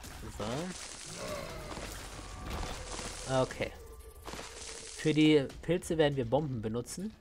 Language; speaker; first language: German; native; German